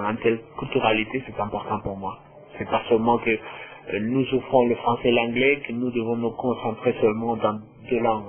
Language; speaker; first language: French; non-native, fluent; Spanish